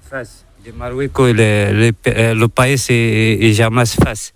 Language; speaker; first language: Spanish; non-native, learner; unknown